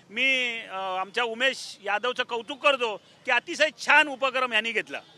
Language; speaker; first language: Marathi; native; Marathi